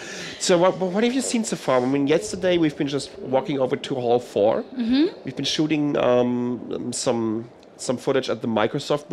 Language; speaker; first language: English; non-native, fluent; German